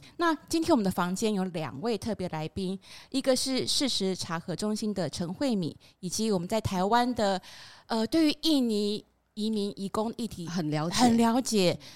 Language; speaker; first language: Chinese; non-native, fluent; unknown